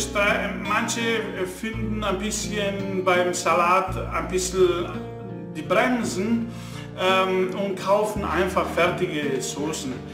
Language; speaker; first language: German; non-native, fluent; Italian